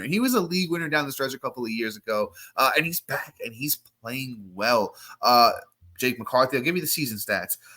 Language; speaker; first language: English; native; English